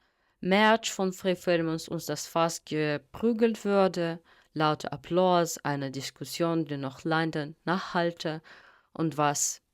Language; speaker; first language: German; non-native, fluent; Russian